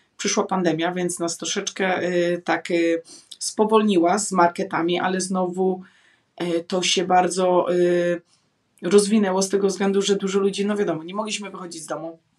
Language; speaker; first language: Polish; native; Polish